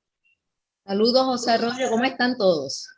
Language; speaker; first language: Spanish; native; Spanish